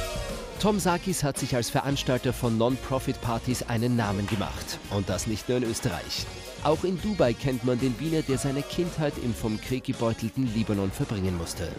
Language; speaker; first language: German; native; German